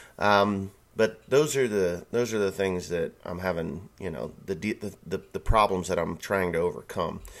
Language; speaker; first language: English; native; English